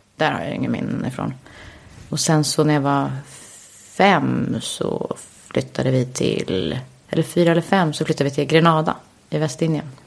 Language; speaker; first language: Swedish; early bilingual, heritage; Swedish